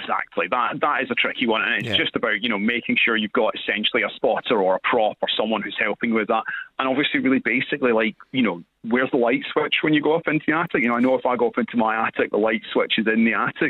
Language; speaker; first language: English; native; English